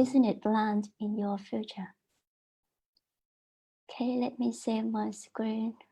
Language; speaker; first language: English; non-native, learner; Vietnamese